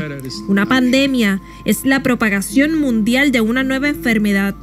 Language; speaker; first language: Spanish; native; Spanish